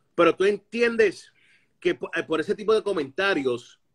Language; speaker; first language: Spanish; native; Spanish